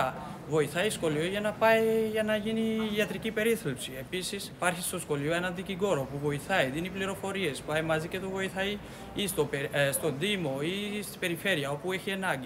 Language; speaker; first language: Greek; non-native, fluent; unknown